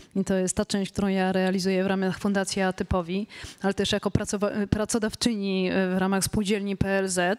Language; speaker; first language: Polish; native; Polish